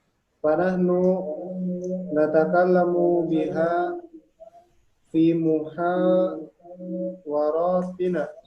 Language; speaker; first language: Arabic; non-native, learner; Indonesian